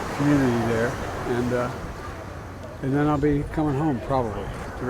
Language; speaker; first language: English; native; English